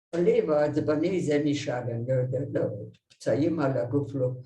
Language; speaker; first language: Hebrew; non-native, fluent; Hungarian